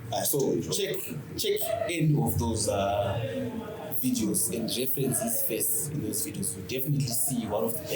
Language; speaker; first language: English; non-native, local second language; Shona